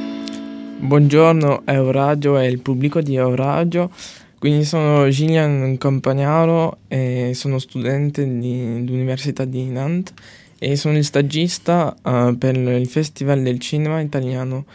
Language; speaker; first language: Italian; non-native, learner; French